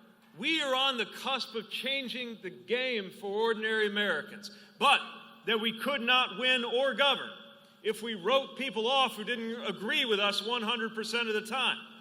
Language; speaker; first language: English; native; English